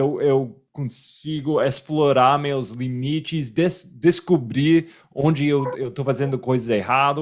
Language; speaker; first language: Portuguese; non-native, fluent; English